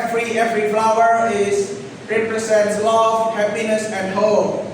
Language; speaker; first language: English; non-native, learner; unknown